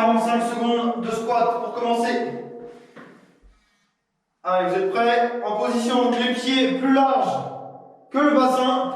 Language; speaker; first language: French; native; French